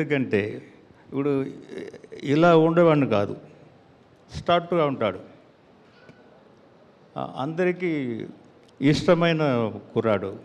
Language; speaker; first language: Telugu; non-native, learner; Tamil